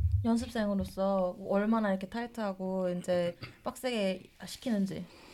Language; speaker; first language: Korean; native; Korean